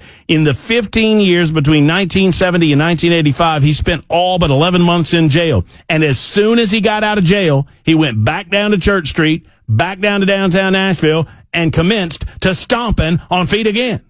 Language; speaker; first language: English; native; English